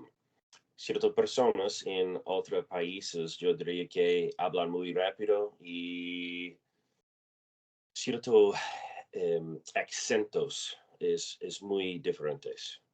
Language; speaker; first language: Spanish; non-native, learner; English